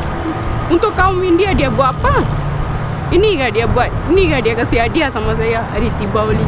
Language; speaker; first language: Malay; non-native, local second language; Tamil